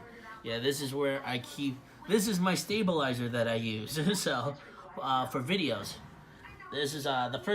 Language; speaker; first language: English; native; English